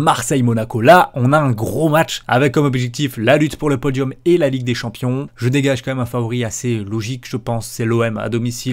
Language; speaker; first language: French; native; French